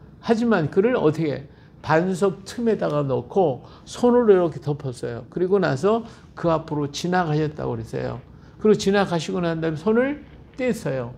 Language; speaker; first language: Korean; native; Korean